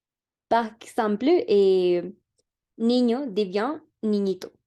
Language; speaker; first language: French; non-native, learner; Spanish